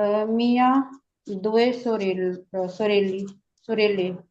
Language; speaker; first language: Italian; non-native, learner; Urdu